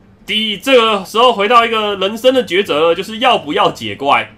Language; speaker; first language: Chinese; native; Chinese